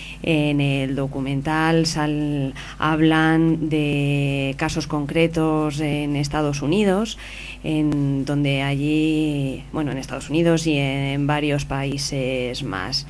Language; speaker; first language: Spanish; native; Spanish